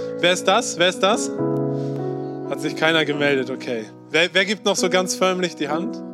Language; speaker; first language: German; native; German